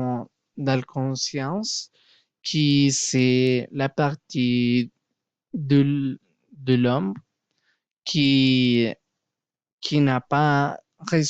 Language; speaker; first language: French; non-native, learner; Spanish